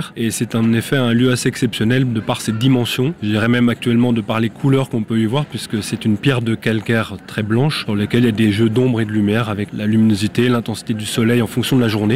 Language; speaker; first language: French; native; French